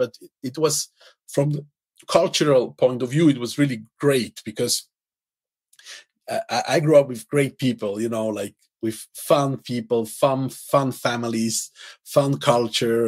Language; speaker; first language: English; non-native, fluent; Italian